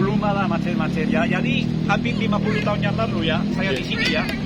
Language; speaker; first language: Indonesian; non-native, fluent; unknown